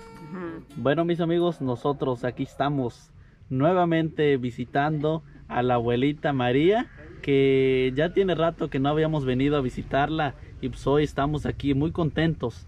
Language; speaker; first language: Spanish; native; Spanish